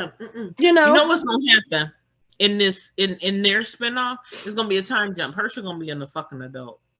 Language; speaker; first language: English; native; English